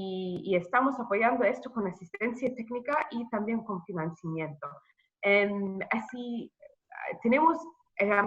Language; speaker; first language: Spanish; non-native, fluent; English